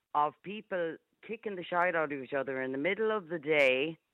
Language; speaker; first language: English; native; English